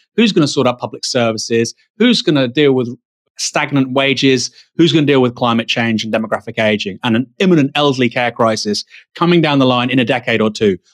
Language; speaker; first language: English; native; English